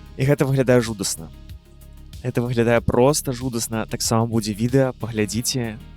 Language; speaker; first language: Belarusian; non-native, local second language; Russian